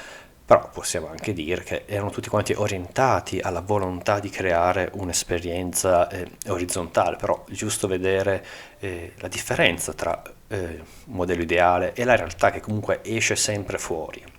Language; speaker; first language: Italian; native; Italian